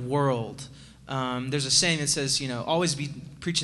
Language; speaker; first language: English; native; English